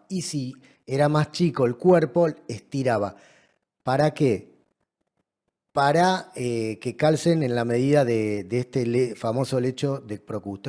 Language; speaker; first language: Spanish; native; Spanish